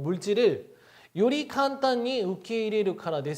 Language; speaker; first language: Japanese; non-native, fluent; Korean